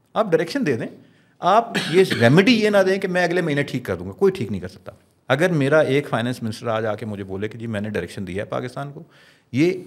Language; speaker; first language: Urdu; non-native, local second language; Punjabi